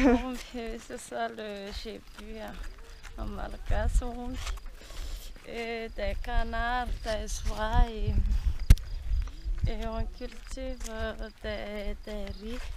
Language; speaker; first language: French; non-native, local second language; Malagasy